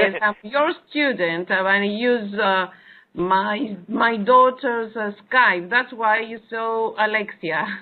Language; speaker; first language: English; non-native, learner; Greek